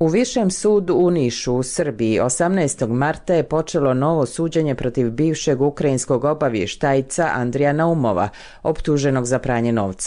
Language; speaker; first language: Croatian; native; Croatian